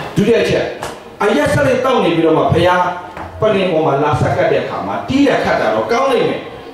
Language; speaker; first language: Burmese; non-native, local second language; Tedim Chin